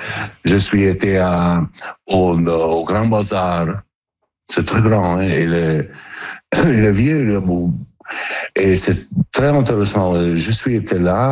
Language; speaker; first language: French; non-native, learner; Italian